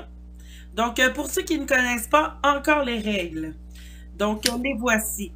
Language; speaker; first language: French; native; French